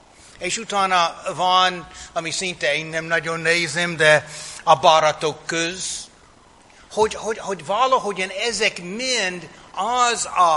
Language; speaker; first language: Hungarian; non-native, fluent; English